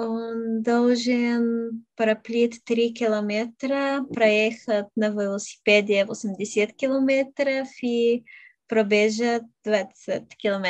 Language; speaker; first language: Russian; non-native, learner; Bulgarian